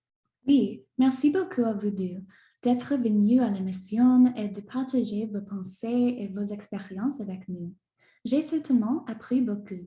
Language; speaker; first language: French; non-native, learner; English